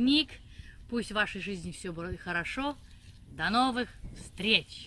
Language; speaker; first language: Russian; native; Russian